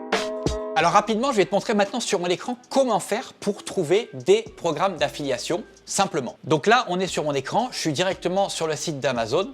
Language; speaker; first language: French; native; French